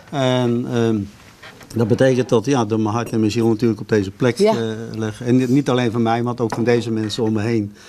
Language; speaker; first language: Dutch; native; Dutch